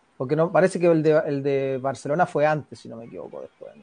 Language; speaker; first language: Spanish; native; Spanish